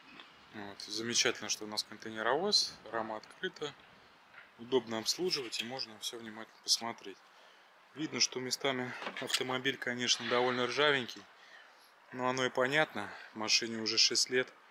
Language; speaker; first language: Russian; native; Russian